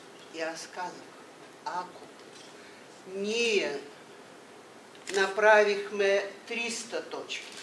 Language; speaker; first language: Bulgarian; non-native, learner; Russian